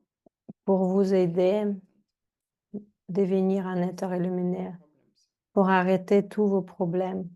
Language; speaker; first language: French; non-native, fluent; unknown